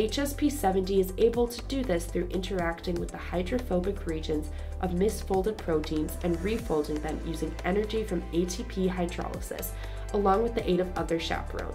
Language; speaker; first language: English; native; English